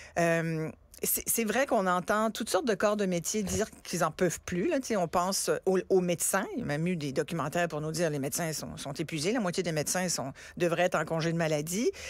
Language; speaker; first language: French; early bilingual, other home language; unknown